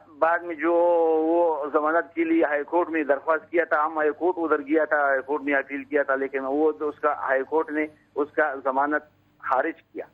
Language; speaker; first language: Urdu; non-native, local second language; Pashto